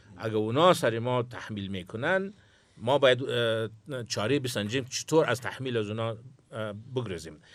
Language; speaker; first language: Persian; native; Persian